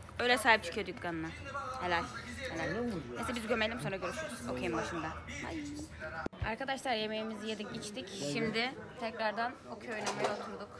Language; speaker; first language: Turkish; native; Turkish